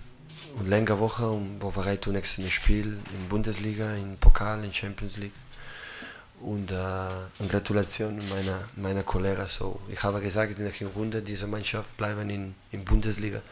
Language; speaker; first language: German; non-native, learner; Catalan